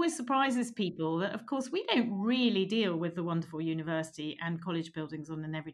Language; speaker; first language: English; native; English